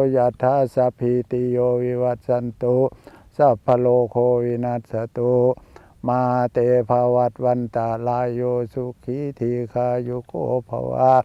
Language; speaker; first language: Thai; native; Thai